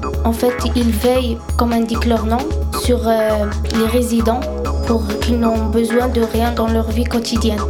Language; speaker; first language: French; non-native, fluent; Arabic